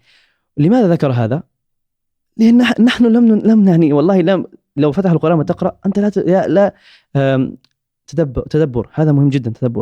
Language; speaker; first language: Arabic; non-native, learner; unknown